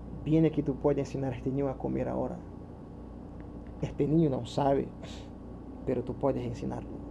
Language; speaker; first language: Spanish; non-native, learner; Portuguese